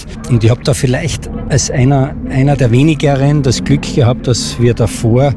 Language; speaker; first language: German; native; German